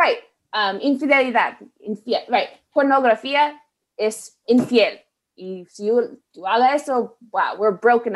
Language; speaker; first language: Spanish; non-native, learner; English